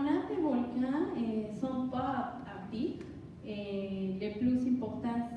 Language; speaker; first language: French; non-native, learner; Spanish